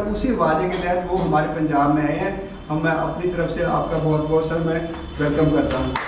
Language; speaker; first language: Hindi; non-native, local second language; Punjabi